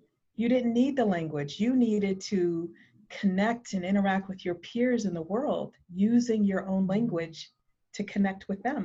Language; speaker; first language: English; native; English